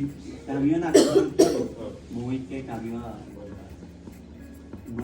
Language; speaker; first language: Japanese; non-native, learner; Bangla